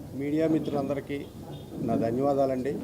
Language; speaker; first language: Telugu; native; Telugu